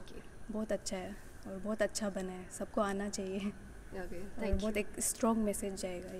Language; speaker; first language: Hindi; non-native, local second language; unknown